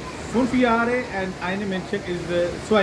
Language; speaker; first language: German; non-native, learner; Urdu